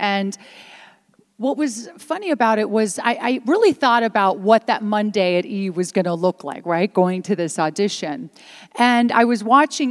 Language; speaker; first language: English; early bilingual, other home language; Italian